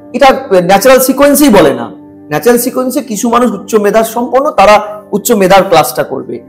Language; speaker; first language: Bangla; non-native, local second language; Sadri